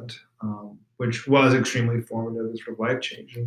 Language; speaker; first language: English; native; English